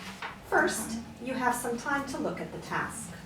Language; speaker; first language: English; non-native, fluent; Russian